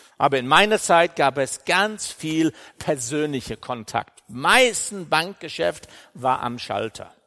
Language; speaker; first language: German; non-native, fluent; English